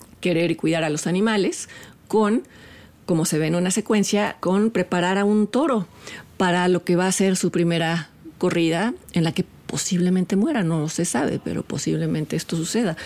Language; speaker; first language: Spanish; native; Spanish